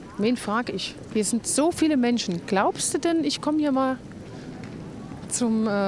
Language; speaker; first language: German; native; German